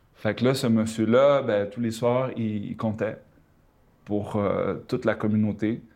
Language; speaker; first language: French; early bilingual, other home language; Spanish